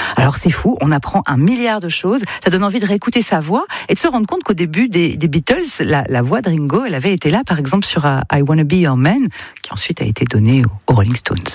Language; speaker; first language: French; native; French